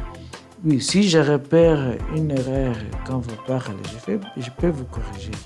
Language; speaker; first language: French; non-native, learner; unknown